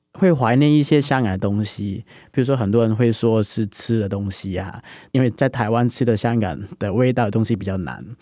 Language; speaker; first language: Chinese; non-native, local second language; Cantonese